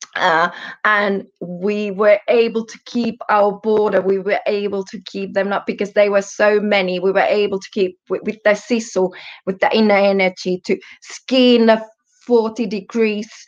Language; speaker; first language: English; non-native, fluent; Finnish